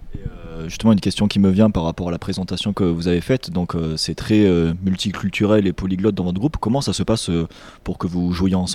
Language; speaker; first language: French; native; French